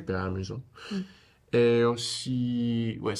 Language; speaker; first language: French; non-native, learner; English